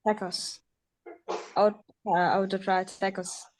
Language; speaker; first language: English; non-native, learner; Uzbek